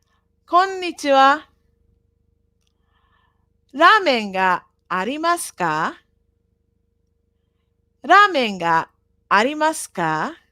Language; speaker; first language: Japanese; non-native, fluent; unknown